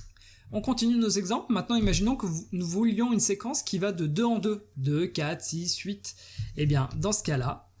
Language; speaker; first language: French; native; French